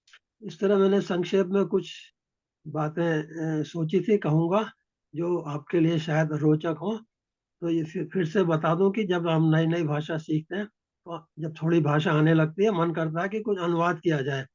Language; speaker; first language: Hindi; native; Hindi